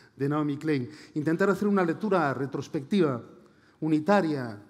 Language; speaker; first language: Spanish; native; Spanish